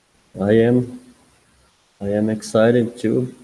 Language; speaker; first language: English; non-native, learner; Portuguese